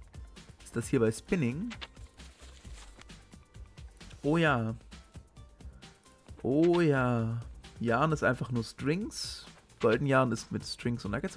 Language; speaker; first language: German; native; German